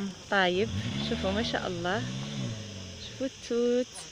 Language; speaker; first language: Arabic; native; Arabic